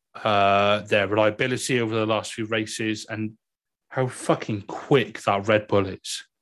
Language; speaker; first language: English; native; English